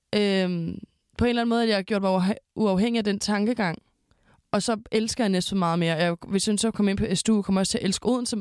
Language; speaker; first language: Danish; native; Danish